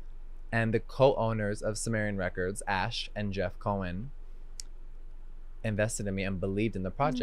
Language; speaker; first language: English; native; English